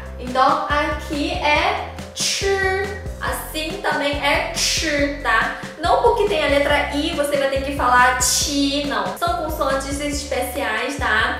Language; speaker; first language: Portuguese; non-native, fluent; Chinese